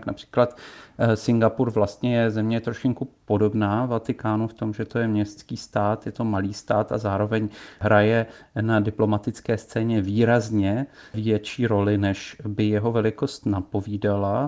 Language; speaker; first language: Czech; native; Czech